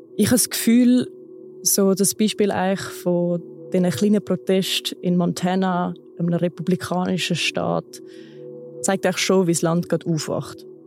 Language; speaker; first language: German; native; German